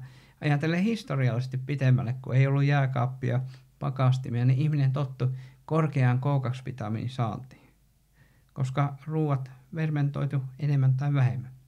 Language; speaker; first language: Finnish; native; Finnish